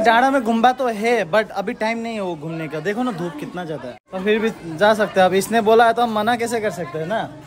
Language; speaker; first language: Hindi; non-native, local second language; Nepali